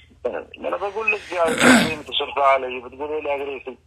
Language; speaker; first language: Arabic; native; Arabic